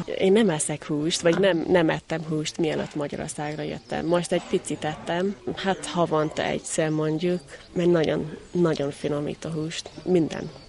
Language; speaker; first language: Hungarian; non-native, learner; English